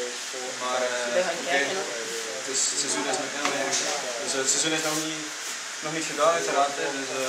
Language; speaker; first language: Dutch; non-native, fluent; Spanish